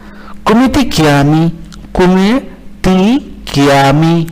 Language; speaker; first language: Italian; non-native, learner; Hindi